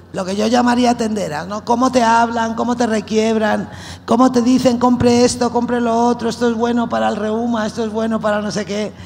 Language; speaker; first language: Spanish; native; Spanish